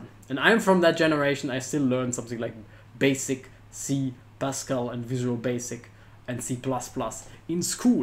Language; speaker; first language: English; non-native, fluent; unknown